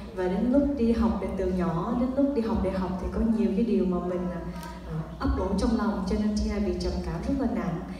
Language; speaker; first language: Vietnamese; early bilingual, heritage; Vietnamese